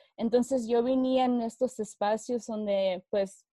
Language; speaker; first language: Spanish; early bilingual, heritage; Spanish